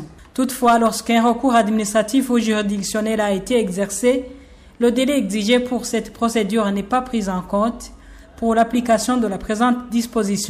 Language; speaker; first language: French; non-native, local second language; Rundi